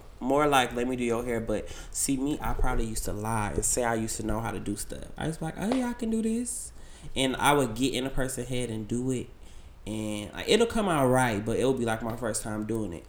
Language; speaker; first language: English; native; English